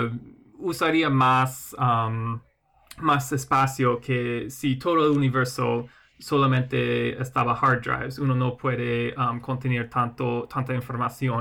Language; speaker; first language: Spanish; non-native, fluent; English